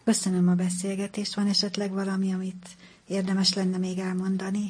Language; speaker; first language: Hungarian; native; Hungarian